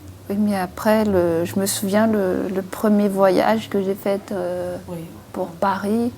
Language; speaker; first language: French; non-native, local second language; Malagasy